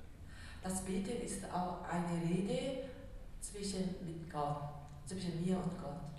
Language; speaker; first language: German; non-native, learner; Korean